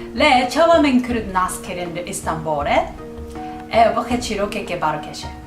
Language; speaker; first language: Kurdish; non-native, learner; Japanese